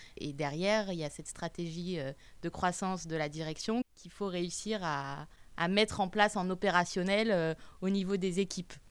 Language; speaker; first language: French; native; French